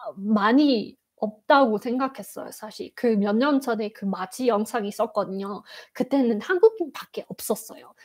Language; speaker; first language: Korean; non-native, fluent; Afrikaans